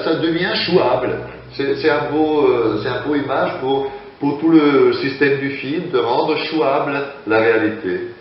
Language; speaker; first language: French; non-native, fluent; German